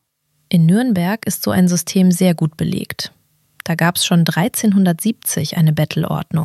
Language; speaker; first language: German; native; German